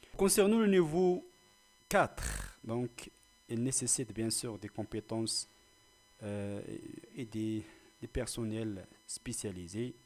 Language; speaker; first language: French; non-native, local second language; Arabic